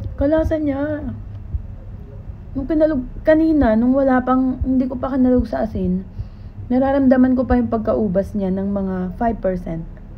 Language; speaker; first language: Filipino; native; Filipino